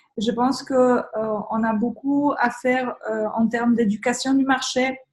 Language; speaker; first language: French; non-native, fluent; Polish